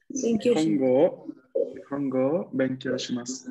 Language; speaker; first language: Japanese; non-native, fluent; Spanish